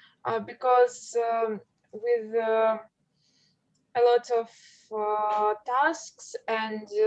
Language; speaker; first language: English; non-native, learner; Russian